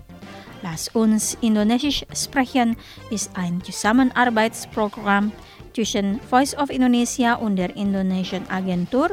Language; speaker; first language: German; non-native, fluent; Indonesian